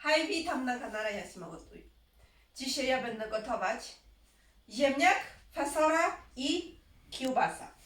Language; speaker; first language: Polish; non-native, learner; Chinese